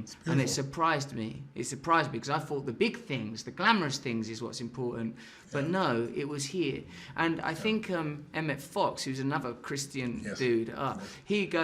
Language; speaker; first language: English; native; English